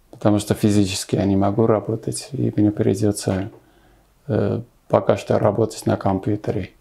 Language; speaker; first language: Russian; non-native, local second language; Armenian